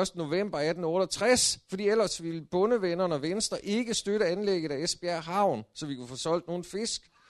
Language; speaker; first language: Danish; native; Danish